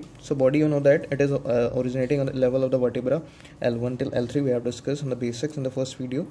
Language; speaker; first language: English; non-native, local second language; Hindi